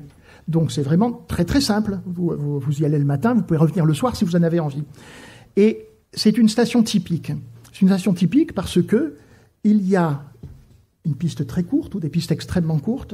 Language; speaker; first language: French; native; French